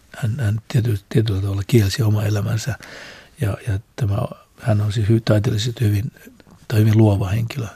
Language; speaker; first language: Finnish; non-native, local second language; Swedish